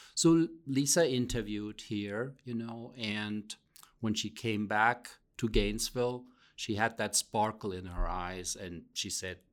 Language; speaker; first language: English; non-native, fluent; German